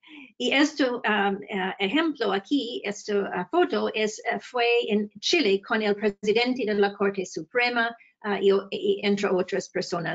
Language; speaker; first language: Spanish; non-native, fluent; English